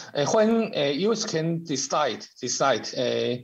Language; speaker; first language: English; non-native, learner; Chinese